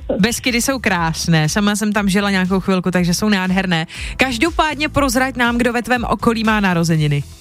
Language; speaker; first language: Czech; native; Czech